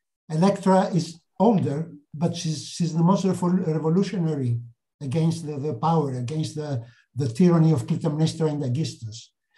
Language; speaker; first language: English; non-native, fluent; Greek